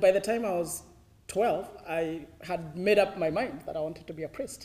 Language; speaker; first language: English; non-native, local second language; Kikuyu